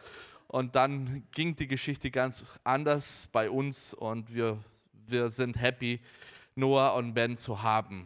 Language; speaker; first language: German; early bilingual, heritage; Portuguese